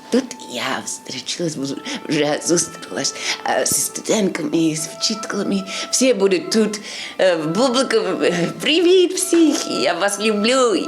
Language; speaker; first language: Ukrainian; non-native, learner; English